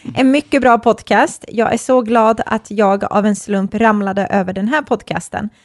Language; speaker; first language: Swedish; early bilingual, other home language; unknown